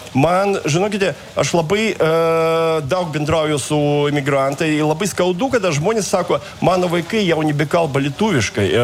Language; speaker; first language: Lithuanian; non-native, fluent; Russian